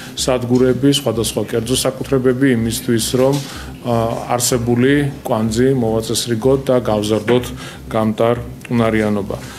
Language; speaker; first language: Georgian; native; Georgian